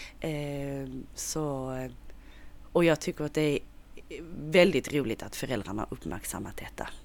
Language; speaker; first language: Swedish; native; Swedish